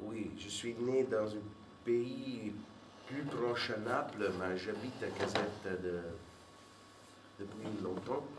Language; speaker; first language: French; non-native, fluent; Italian